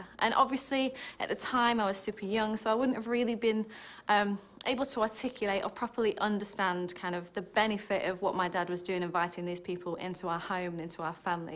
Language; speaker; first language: English; native; English